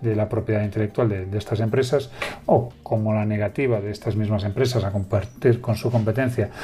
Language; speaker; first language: Spanish; native; Spanish